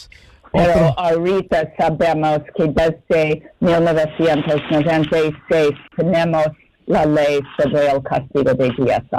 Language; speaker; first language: Spanish; non-native, fluent; English